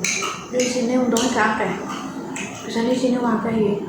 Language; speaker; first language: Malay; non-native, local second language; Javanese